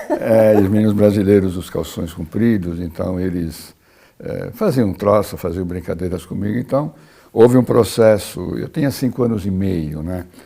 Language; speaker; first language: Portuguese; early bilingual, other home language; Italian